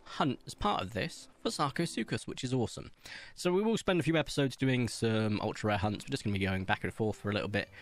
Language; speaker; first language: English; native; English